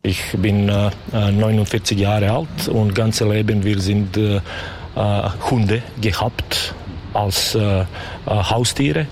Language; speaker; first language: German; non-native, learner; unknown